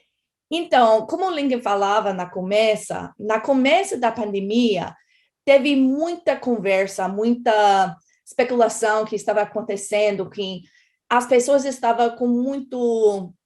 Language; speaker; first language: Portuguese; non-native, fluent; English